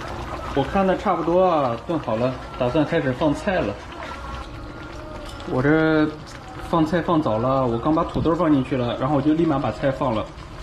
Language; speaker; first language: Chinese; native; Chinese